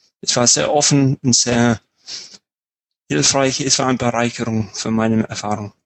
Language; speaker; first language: German; non-native, fluent; English